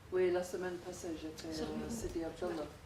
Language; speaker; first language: French; non-native, fluent; English